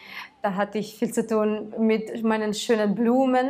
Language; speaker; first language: German; non-native, fluent; Tatar